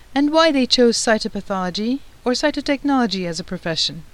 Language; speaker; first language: English; non-native, fluent; Turkish